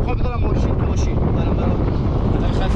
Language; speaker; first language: Persian; native; Persian